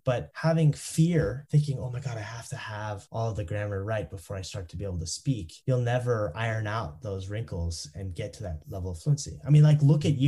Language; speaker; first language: English; native; English